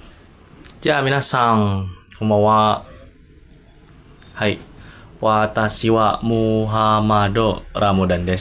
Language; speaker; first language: Japanese; non-native, learner; Indonesian